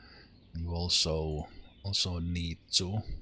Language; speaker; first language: English; non-native, fluent; Finnish